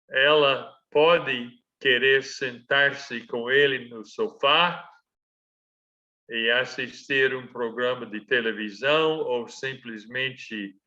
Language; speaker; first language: Portuguese; non-native, fluent; English